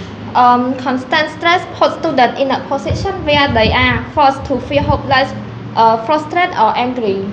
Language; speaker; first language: English; non-native, learner; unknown